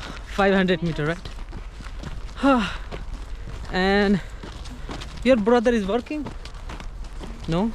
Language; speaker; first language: English; non-native, learner; Hindi